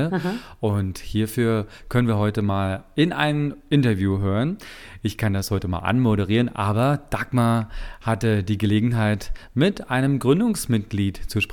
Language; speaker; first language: German; native; German